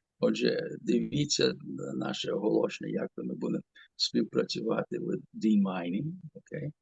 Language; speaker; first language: Ukrainian; early bilingual, heritage; Ukrainian